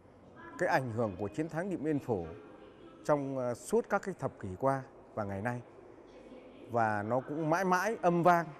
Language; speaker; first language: Vietnamese; native; Vietnamese